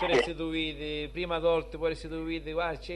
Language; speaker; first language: Italian; native; Italian